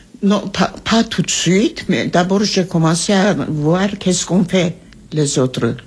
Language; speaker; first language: French; early bilingual, other home language; Armenian